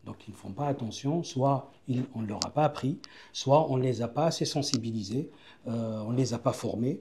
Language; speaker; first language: French; non-native, local second language; Arabic